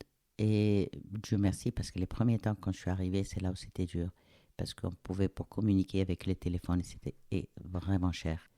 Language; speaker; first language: French; non-native, local second language; Arabic